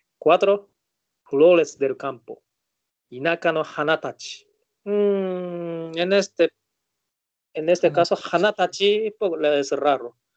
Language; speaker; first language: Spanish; non-native, learner; Japanese